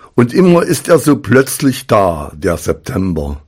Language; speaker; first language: German; native; German